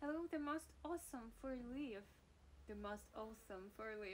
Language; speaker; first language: English; non-native, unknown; Russian